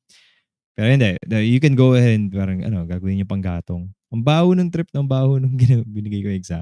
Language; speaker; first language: Filipino; native; Filipino